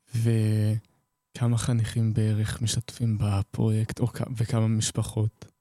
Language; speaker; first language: Hebrew; native; Hebrew